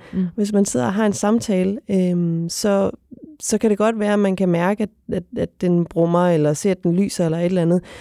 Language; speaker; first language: Danish; native; Danish